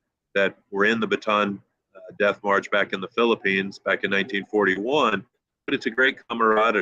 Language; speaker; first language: English; native; English